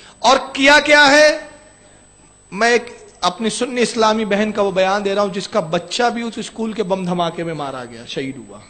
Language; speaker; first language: Urdu; native; Urdu